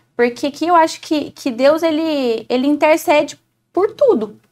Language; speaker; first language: Portuguese; native; Portuguese